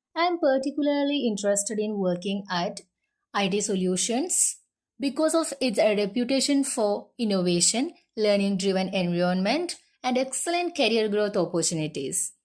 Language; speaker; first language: English; non-native, local second language; Malayalam